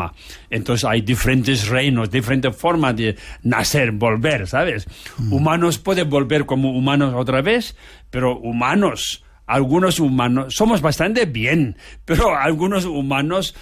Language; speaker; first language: Spanish; non-native, learner; Tibetan